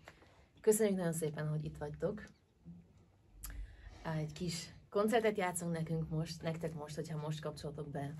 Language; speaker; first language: Hungarian; early bilingual, heritage; Hungarian